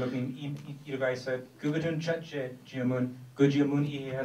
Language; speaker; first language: Korean; non-native, learner; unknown